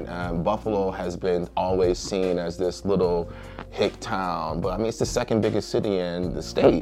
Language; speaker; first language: English; native; English